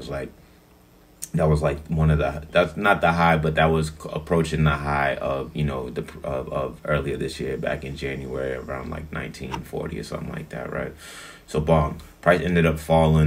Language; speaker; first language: English; native; English